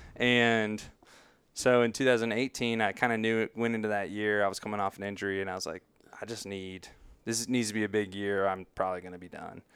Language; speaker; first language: English; native; English